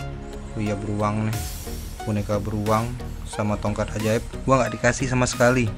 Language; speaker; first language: Indonesian; native; Indonesian